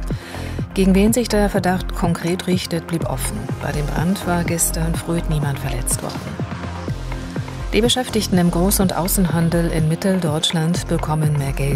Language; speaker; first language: German; native; German